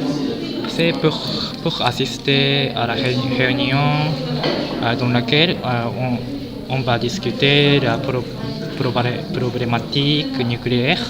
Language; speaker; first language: French; non-native, fluent; Japanese